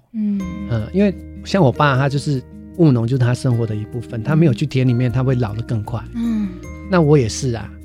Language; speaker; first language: Chinese; native; Chinese